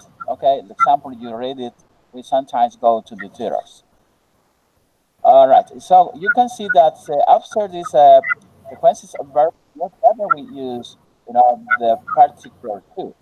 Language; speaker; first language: English; non-native, learner; Spanish